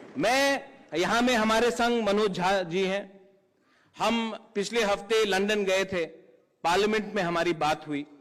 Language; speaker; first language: Hindi; non-native, local second language; Kok Borok